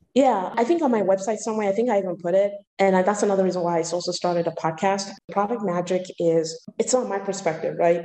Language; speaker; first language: English; early bilingual, other home language; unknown